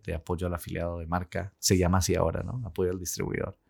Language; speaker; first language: Spanish; native; Spanish